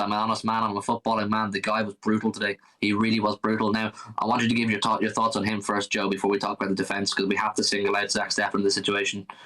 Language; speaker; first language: English; native; English